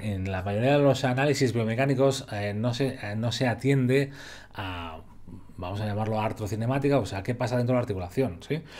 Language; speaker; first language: Spanish; native; Spanish